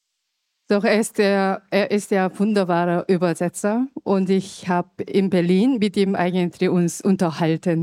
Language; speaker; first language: German; non-native, fluent; Korean